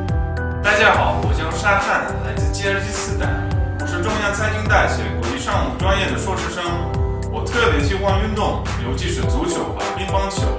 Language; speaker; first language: Chinese; non-native, fluent; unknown